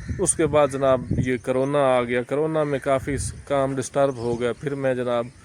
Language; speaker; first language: Urdu; non-native, local second language; Punjabi